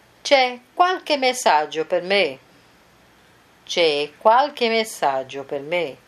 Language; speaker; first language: Italian; non-native, fluent; Portuguese